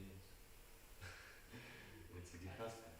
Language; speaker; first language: English; non-native, learner; Russian